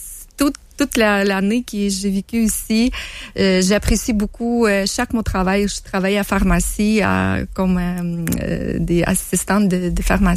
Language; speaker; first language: French; non-native, learner; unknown